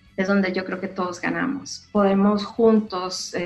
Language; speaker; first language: Spanish; native; Spanish